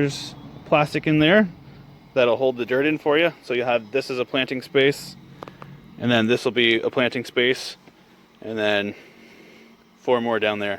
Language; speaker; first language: English; native; English